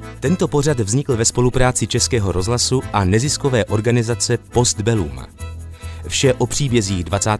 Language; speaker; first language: Czech; native; Czech